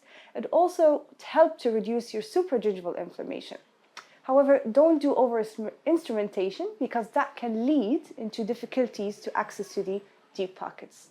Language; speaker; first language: English; non-native, fluent; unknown